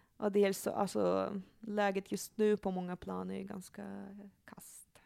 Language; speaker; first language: Swedish; early bilingual, other home language; Russian